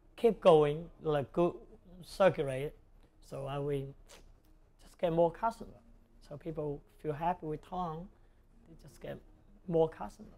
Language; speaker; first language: English; non-native, local second language; Cantonese